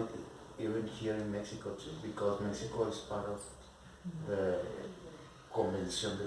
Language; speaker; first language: English; non-native, learner; Spanish